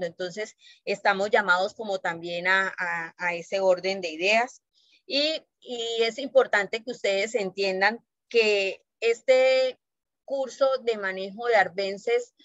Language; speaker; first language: Spanish; native; Spanish